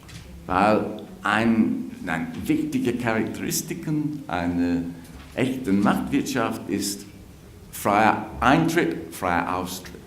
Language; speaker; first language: German; non-native, fluent; English